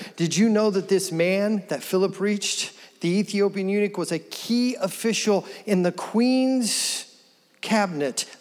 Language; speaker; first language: English; native; English